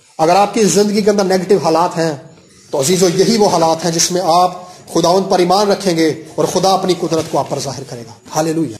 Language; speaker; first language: Urdu; non-native, local second language; Punjabi